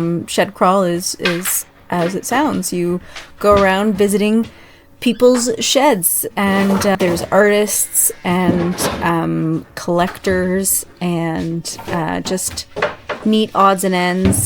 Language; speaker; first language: English; native; English